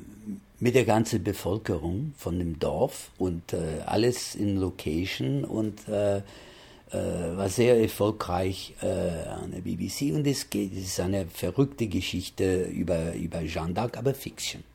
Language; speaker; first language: German; non-native, fluent; English